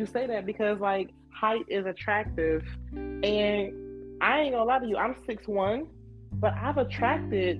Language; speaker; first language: English; native; English